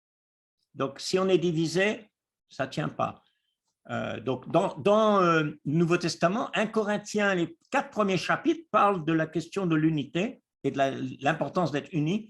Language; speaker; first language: French; native; French